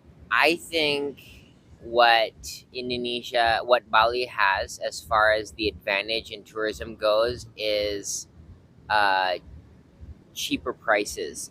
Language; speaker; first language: English; early bilingual, heritage; English